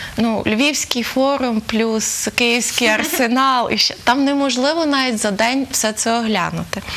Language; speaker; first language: Ukrainian; native; Ukrainian